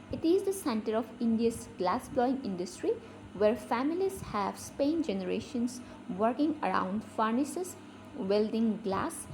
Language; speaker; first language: English; non-native, local second language; Assamese